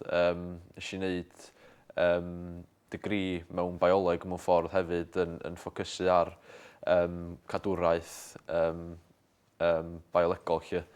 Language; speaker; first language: Welsh; native; Welsh